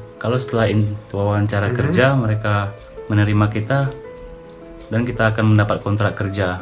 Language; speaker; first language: Indonesian; native; Indonesian